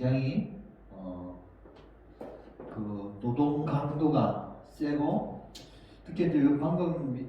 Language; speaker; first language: Korean; native; Korean